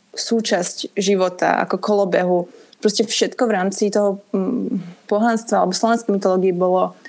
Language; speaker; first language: Slovak; native; Slovak